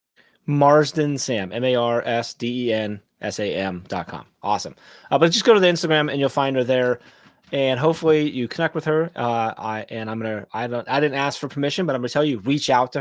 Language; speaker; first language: English; native; English